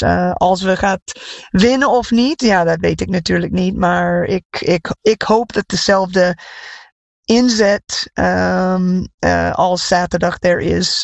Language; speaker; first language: Dutch; non-native, fluent; English